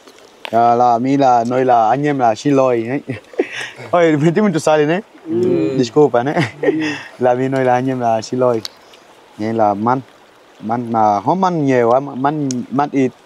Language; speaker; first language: Vietnamese; non-native, learner; Portuguese